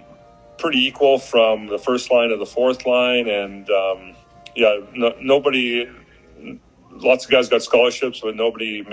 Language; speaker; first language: English; native; English